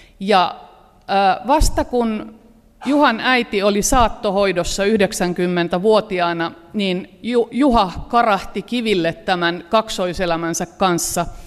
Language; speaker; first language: Finnish; native; Finnish